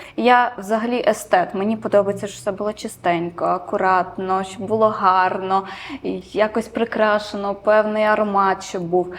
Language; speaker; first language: Ukrainian; non-native, local second language; Romanian